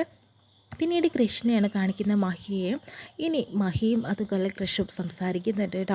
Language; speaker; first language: Malayalam; native; Malayalam